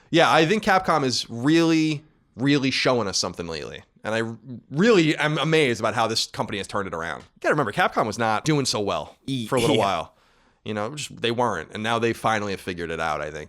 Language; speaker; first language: English; native; English